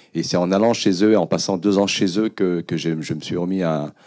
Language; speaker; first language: French; early bilingual, other home language; Khmer